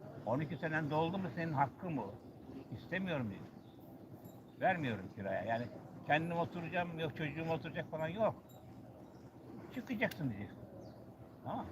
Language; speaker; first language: Turkish; native; Turkish